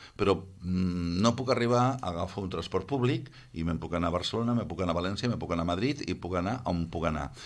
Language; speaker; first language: Catalan; native; Catalan